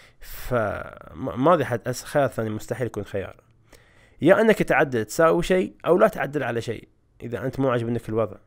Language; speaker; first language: Arabic; native; Arabic